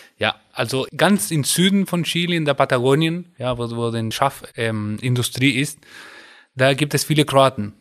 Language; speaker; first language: German; non-native, fluent; Spanish